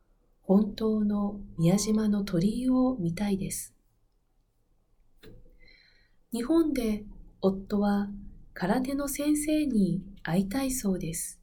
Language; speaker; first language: Japanese; non-native, learner; Spanish